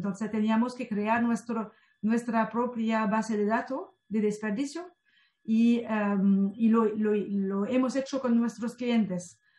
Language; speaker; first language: Spanish; non-native, fluent; French